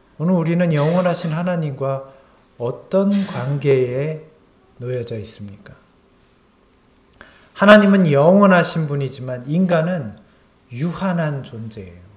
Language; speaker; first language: Korean; native; Korean